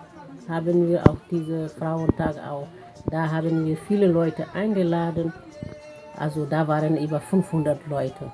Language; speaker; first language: German; non-native, fluent; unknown